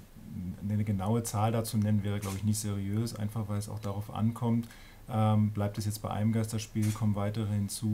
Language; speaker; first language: German; native; German